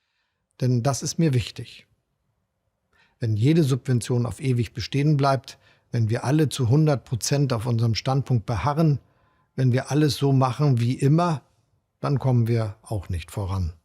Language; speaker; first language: German; native; German